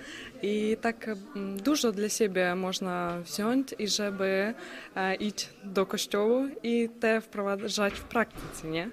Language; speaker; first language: Polish; non-native, learner; Ukrainian